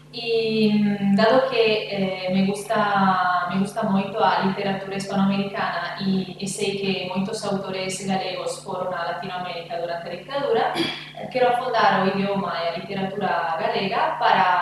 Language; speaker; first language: Galician; non-native, learner; Italian